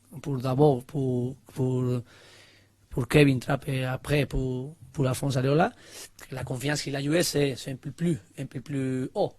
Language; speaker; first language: French; non-native, learner; Spanish